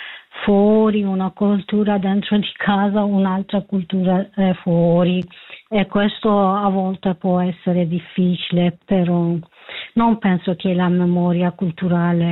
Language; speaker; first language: Italian; non-native, learner; Kurdish